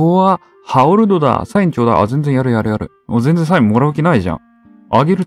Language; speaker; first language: Japanese; native; Japanese